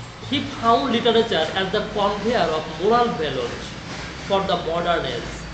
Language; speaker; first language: English; non-native, local second language; Bangla